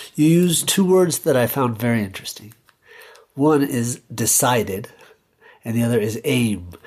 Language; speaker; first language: English; early bilingual, other home language; Spanish